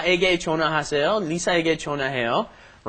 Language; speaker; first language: Korean; non-native, learner; English